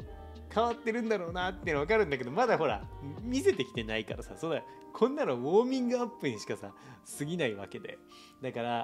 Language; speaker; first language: Japanese; native; Japanese